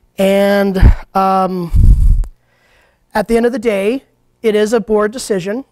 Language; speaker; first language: English; native; English